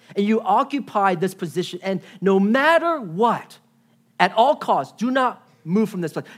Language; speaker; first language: English; native; English